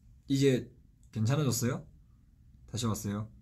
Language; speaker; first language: Korean; non-native, fluent; Chinese